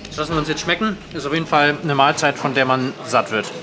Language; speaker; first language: German; native; German